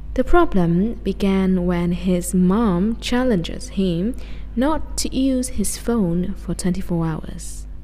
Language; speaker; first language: English; non-native, fluent; Vietnamese